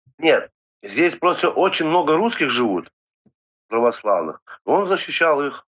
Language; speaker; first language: Russian; non-native, local second language; Crimean Tatar